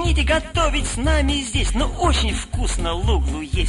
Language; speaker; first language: Russian; native; Russian